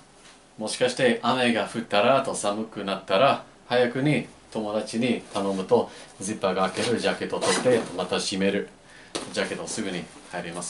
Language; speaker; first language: Japanese; non-native, learner; English